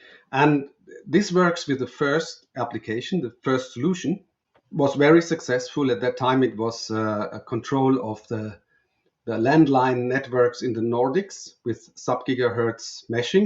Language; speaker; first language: English; non-native, fluent; German